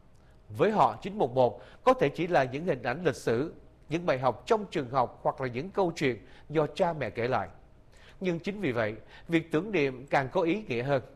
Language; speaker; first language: Vietnamese; native; Vietnamese